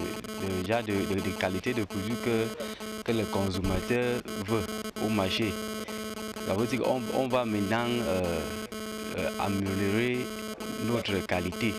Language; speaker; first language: French; non-native, local second language; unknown